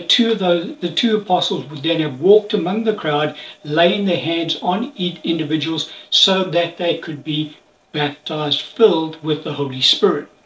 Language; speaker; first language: English; native; English